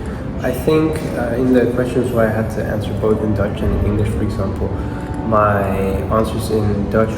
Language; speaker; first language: English; non-native, fluent; Dutch